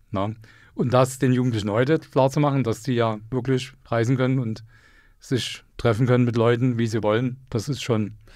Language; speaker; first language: German; native; German